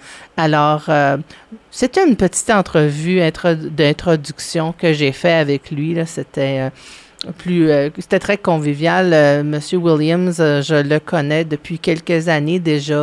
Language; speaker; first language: French; native; French